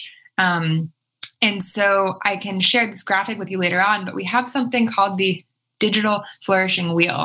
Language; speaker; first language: English; native; English